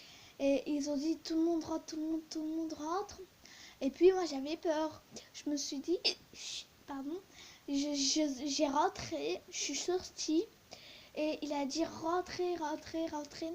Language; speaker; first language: French; early bilingual, other home language; Turkish